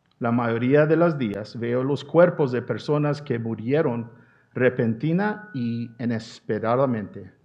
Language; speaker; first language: Spanish; non-native, fluent; English